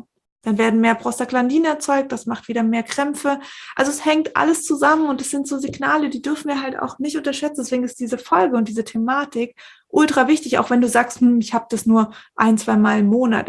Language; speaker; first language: German; native; German